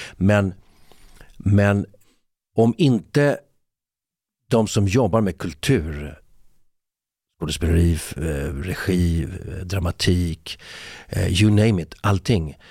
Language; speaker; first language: Swedish; native; Swedish